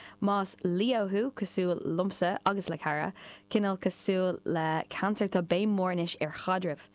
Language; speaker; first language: Irish; native; Irish